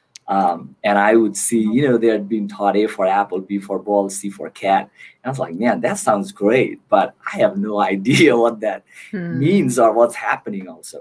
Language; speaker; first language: English; non-native, local second language; Bangla